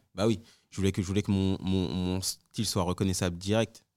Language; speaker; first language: French; native; French